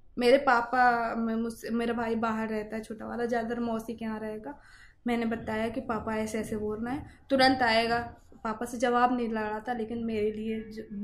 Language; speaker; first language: Hindi; native; Hindi